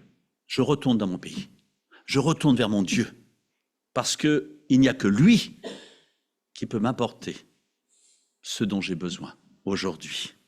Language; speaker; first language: French; native; French